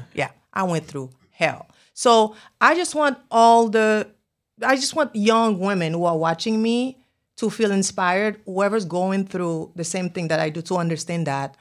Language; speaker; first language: English; non-native, fluent; Haitian Creole